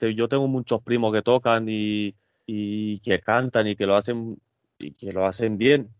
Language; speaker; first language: Spanish; early bilingual, other home language; French